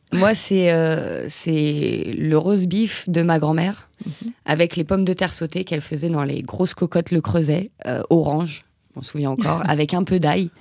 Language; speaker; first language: French; native; French